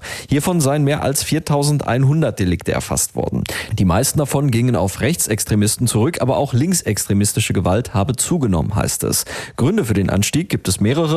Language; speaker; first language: German; native; German